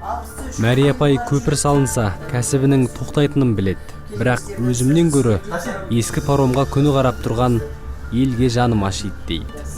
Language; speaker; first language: Kazakh; native; Kazakh